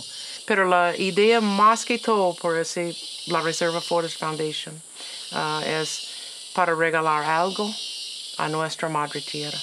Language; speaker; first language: Spanish; non-native, learner; English